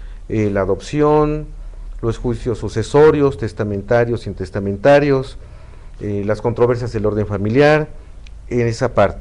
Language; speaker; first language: Spanish; native; Spanish